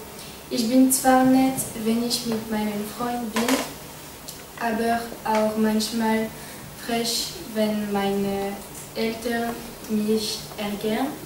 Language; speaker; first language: German; non-native, learner; French